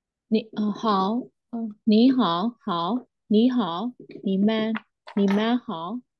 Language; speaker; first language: Chinese; non-native, learner; Burmese